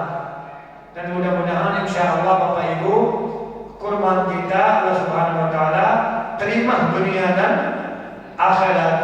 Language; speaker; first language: Indonesian; non-native, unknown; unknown